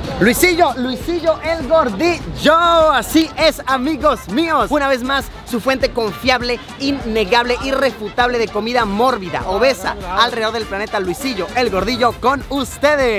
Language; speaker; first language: Spanish; native; Spanish